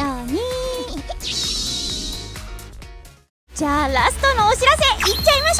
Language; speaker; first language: Japanese; native; Japanese